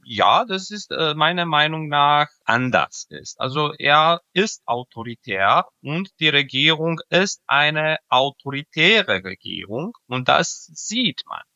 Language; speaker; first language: German; non-native, fluent; Serbian